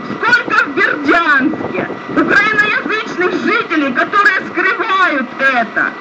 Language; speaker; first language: Russian; non-native, local second language; Ukrainian